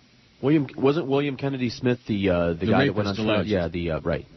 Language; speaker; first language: English; native; English